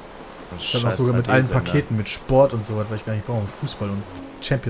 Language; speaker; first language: German; native; German